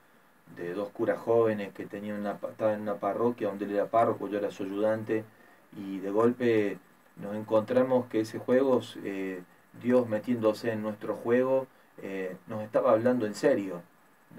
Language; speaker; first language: Spanish; native; Spanish